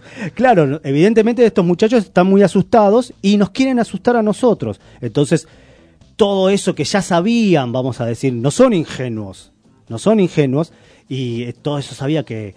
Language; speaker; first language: Spanish; native; Spanish